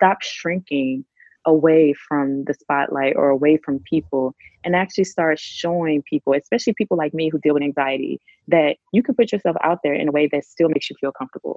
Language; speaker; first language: English; native; English